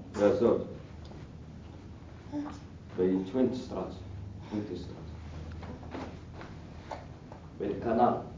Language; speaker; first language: Dutch; non-native, learner; Arabic